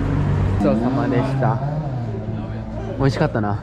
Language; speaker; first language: Japanese; native; Japanese